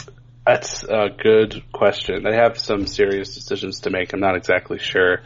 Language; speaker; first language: English; native; English